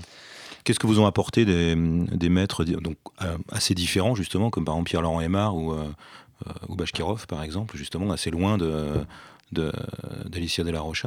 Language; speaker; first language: French; native; French